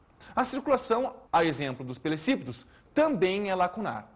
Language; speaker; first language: Portuguese; native; Portuguese